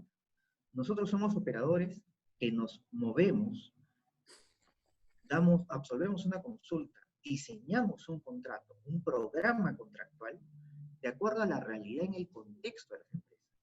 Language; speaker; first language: Spanish; native; Spanish